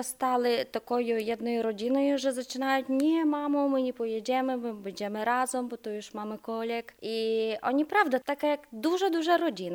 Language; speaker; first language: Polish; non-native, fluent; Ukrainian